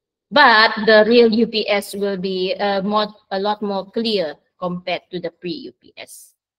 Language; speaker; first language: English; non-native, local second language; Malay